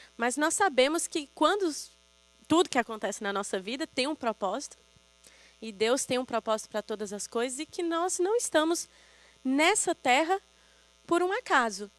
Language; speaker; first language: Portuguese; native; Portuguese